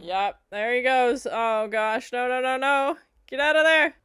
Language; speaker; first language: English; native; English